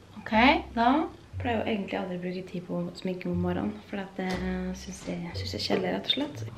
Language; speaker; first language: Norwegian; native; Norwegian